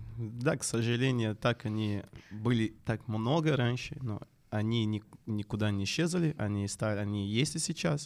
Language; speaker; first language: Russian; non-native, fluent; Portuguese